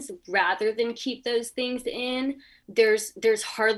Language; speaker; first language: English; native; English